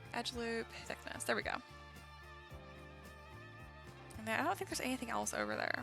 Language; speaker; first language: English; native; English